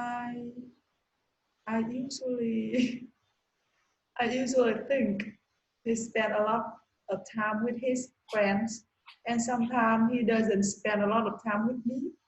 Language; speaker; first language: English; non-native, learner; Vietnamese